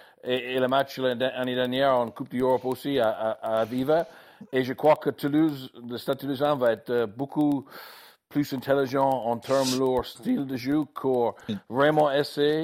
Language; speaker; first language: French; non-native, learner; English